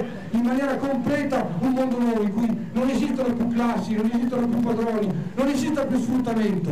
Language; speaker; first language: Italian; native; Italian